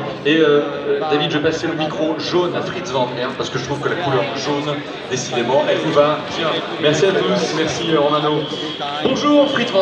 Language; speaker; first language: French; native; French